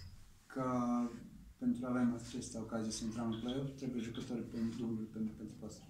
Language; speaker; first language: Romanian; non-native, fluent; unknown